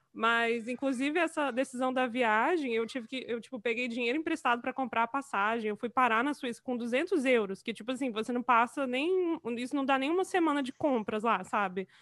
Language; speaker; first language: Portuguese; native; Portuguese